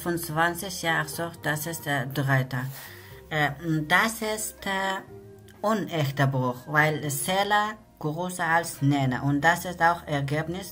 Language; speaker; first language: German; non-native, learner; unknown